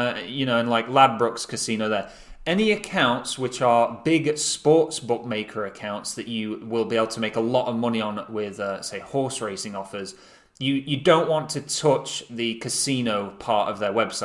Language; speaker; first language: English; native; English